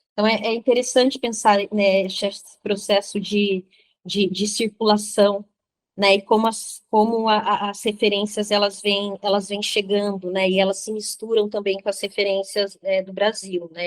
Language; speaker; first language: Portuguese; native; Portuguese